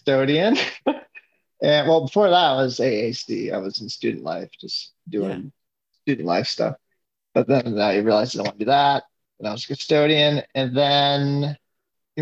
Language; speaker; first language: English; native; English